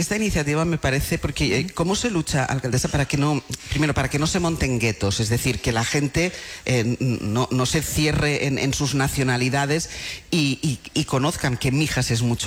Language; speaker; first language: Spanish; native; Spanish